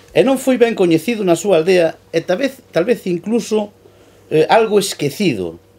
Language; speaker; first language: Galician; native; Galician